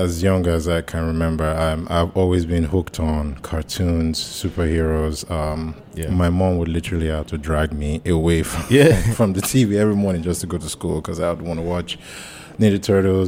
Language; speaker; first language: English; non-native, local second language; Yoruba